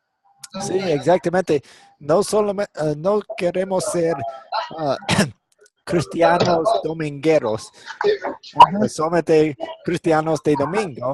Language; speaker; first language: Spanish; non-native, fluent; English